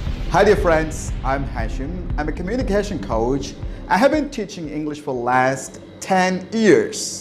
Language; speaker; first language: English; non-native, local second language; Malayalam